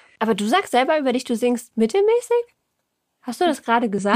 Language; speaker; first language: German; native; German